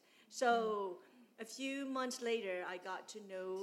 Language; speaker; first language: English; non-native, fluent; Burmese